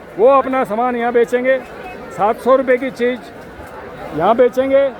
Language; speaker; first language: Hindi; native; Hindi